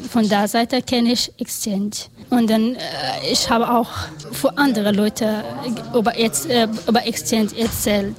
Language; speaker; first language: German; non-native, learner; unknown